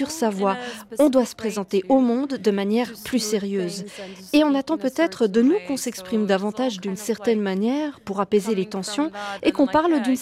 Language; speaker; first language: French; non-native, fluent; Turkish